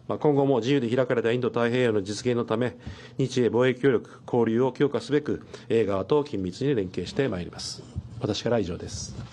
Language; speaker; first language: Japanese; native; Japanese